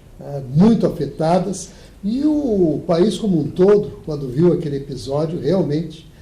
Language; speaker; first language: Portuguese; native; Portuguese